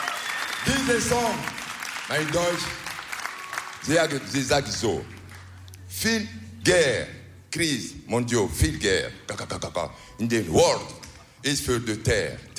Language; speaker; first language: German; non-native, learner; French